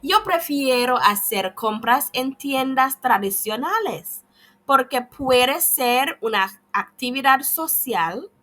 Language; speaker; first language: Spanish; non-native, learner; English